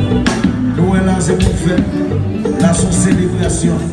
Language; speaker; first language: French; non-native, local second language; Haitian Creole